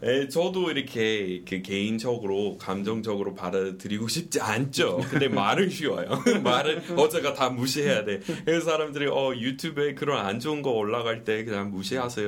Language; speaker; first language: Korean; non-native, fluent; English